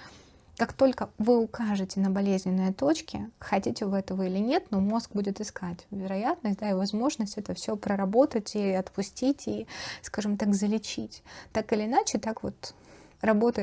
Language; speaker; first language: Russian; native; Russian